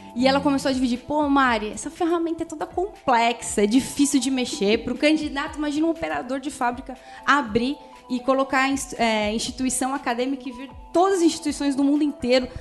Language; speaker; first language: Portuguese; native; Portuguese